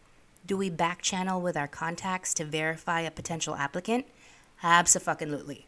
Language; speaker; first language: English; native; English